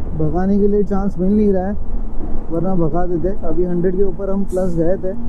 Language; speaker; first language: Hindi; non-native, local second language; Marathi